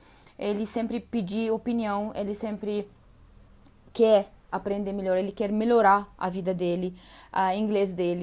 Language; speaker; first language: Portuguese; non-native, learner; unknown